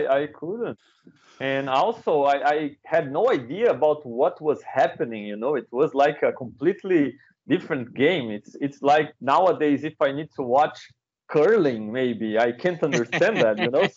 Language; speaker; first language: English; non-native, fluent; Portuguese